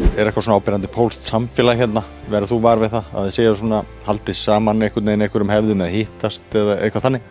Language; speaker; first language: Icelandic; native; Icelandic